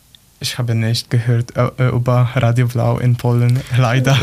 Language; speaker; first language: German; non-native, learner; Polish